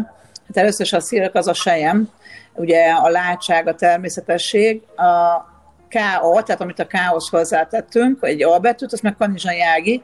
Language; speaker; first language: Hungarian; native; Hungarian